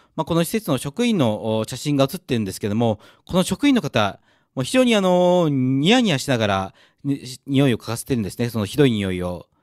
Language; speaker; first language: Japanese; native; Japanese